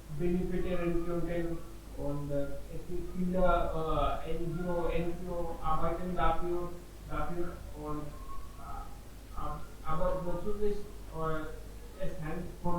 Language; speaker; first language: German; non-native, learner; Hindi